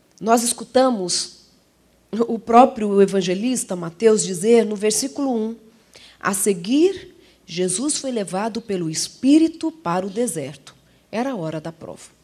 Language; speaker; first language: Portuguese; native; Portuguese